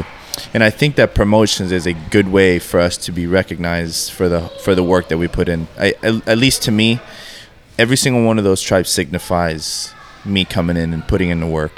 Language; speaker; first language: English; native; English